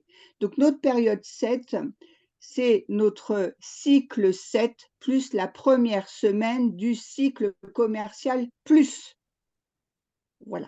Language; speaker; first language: French; native; French